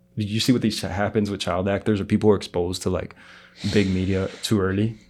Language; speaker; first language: English; early bilingual, other home language; Greek